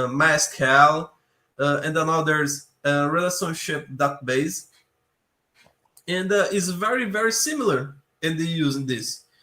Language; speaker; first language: English; non-native, learner; Portuguese